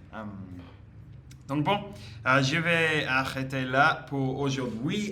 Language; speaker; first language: French; non-native, learner; English